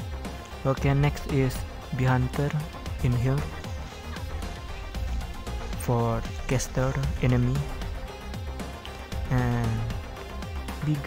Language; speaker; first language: English; non-native, learner; Indonesian